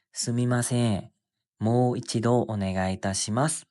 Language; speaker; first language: Japanese; non-native, fluent; Burmese